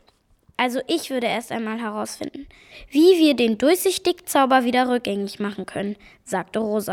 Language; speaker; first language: German; native; German